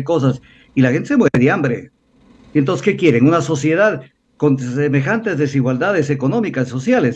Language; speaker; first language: Spanish; native; Spanish